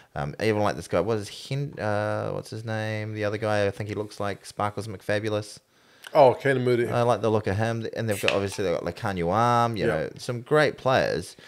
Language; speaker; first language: English; native; English